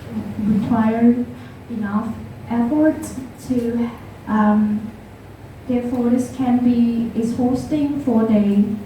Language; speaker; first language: English; non-native, learner; Vietnamese